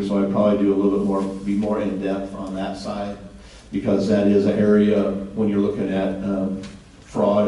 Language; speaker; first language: English; native; English